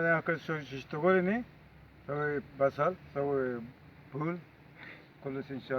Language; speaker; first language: Arabic; non-native, learner; Baluchi